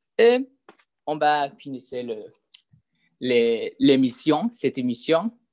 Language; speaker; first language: French; non-native, learner; Spanish